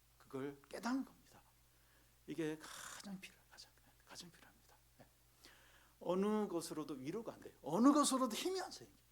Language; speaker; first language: Korean; native; Korean